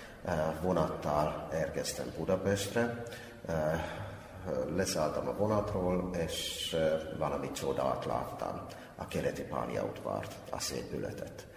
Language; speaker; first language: Hungarian; non-native, fluent; Finnish